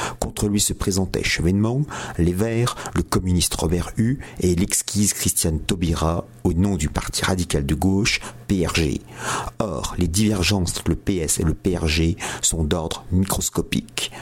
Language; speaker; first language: French; native; French